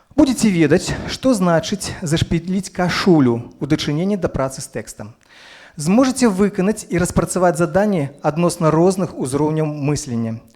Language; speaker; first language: Belarusian; non-native, local second language; Russian